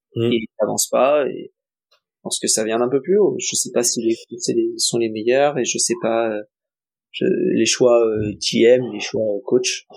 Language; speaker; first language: French; native; French